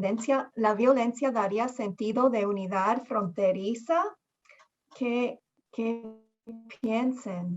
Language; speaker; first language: Spanish; early bilingual, heritage; Spanish